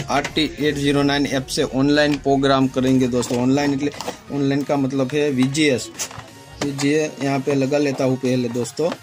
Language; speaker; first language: Hindi; non-native, local second language; Gujarati